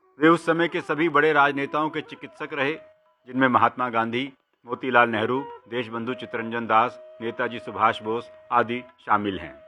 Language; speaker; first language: Hindi; native; Hindi